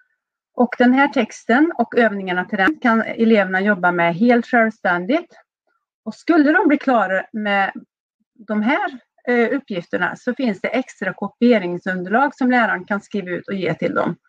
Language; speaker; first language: Swedish; native; Swedish